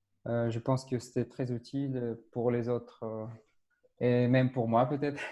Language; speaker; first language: French; non-native, fluent; Russian